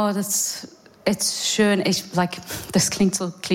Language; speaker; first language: German; non-native, fluent; English